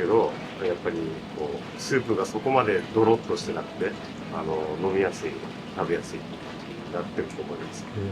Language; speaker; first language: Japanese; native; Japanese